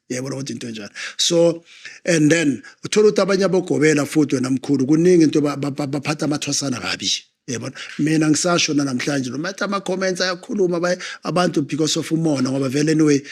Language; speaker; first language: Zulu; native; Zulu